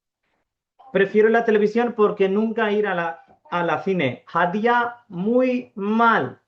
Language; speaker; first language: Spanish; non-native, fluent; Urdu